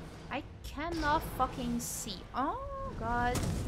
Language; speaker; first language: English; non-native, fluent; Hungarian